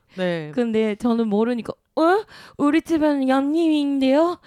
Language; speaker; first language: Korean; non-native, fluent; Japanese